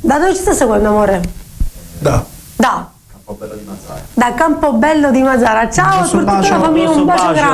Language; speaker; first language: Italian; native; Italian